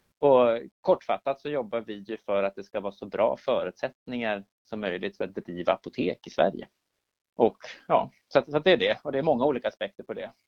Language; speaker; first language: Swedish; native; Swedish